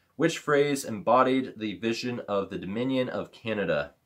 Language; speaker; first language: English; native; English